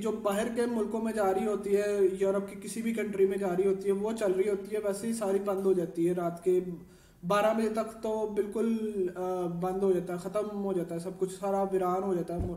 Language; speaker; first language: Urdu; non-native, local second language; Punjabi